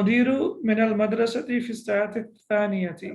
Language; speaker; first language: Arabic; non-native, fluent; English